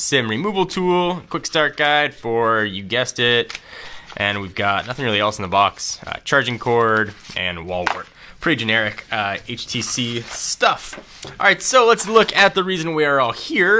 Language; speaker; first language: English; native; English